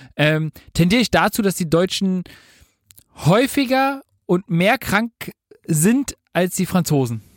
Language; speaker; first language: German; native; German